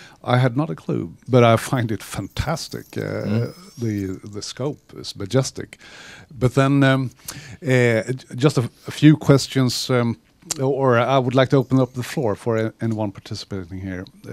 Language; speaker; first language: English; non-native, fluent; Swedish